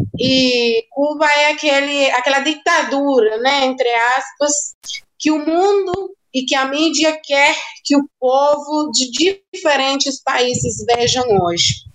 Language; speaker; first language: Portuguese; non-native, fluent; Spanish